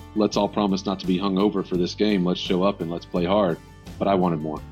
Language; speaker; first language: English; native; English